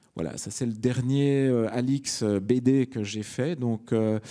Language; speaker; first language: French; native; French